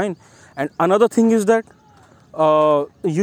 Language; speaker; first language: English; non-native, local second language; Hindi